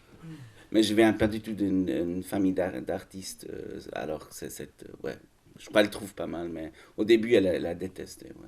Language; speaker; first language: French; non-native, learner; German